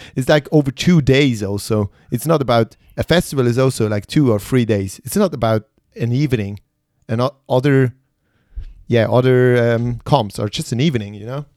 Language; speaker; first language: English; non-native, fluent; Swiss German